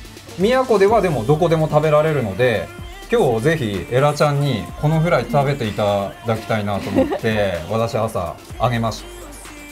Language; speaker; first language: Japanese; native; Japanese